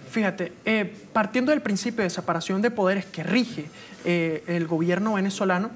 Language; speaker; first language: Spanish; native; Spanish